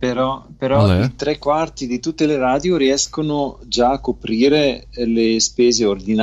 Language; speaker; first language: Italian; non-native, fluent; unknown